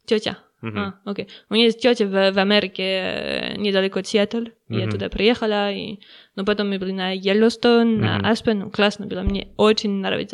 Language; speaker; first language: Russian; non-native, learner; French